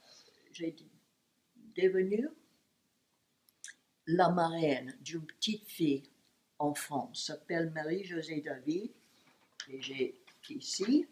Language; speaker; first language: French; non-native, learner; English